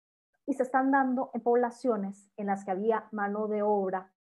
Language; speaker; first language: Spanish; native; Spanish